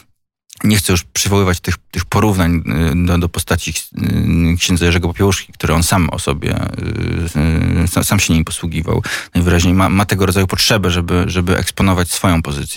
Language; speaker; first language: Polish; native; Polish